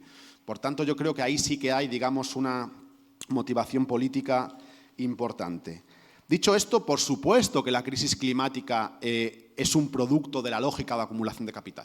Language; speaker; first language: Spanish; native; Spanish